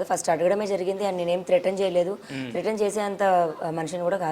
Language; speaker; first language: Telugu; native; Telugu